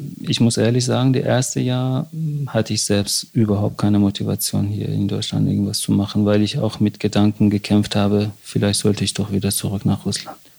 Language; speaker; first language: German; non-native, fluent; Persian